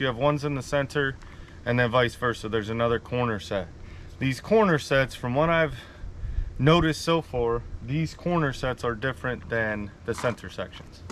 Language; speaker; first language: English; native; English